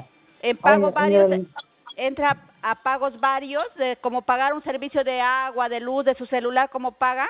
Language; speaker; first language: Spanish; native; Spanish